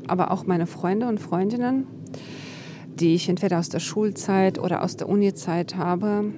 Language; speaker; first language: German; non-native, fluent; Ukrainian